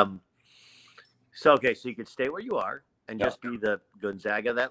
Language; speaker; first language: English; native; English